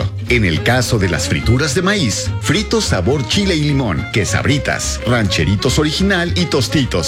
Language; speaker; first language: Spanish; native; Spanish